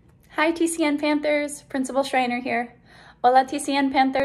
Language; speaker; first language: English; native; English